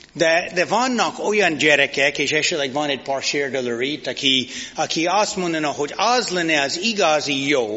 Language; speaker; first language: Hungarian; non-native, fluent; English